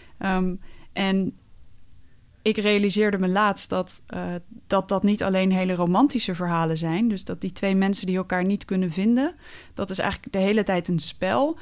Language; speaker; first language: Dutch; native; Dutch